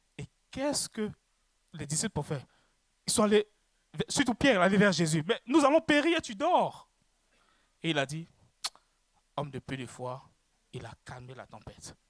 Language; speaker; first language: French; native; French